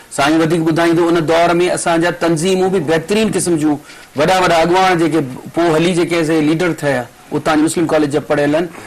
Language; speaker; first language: Sindhi; native; Sindhi